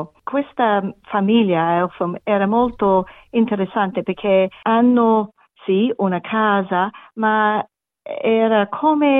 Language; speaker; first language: Italian; non-native, learner; German